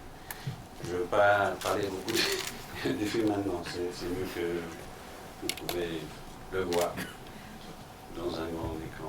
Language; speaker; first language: French; non-native, fluent; Danish